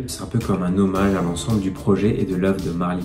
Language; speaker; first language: French; native; French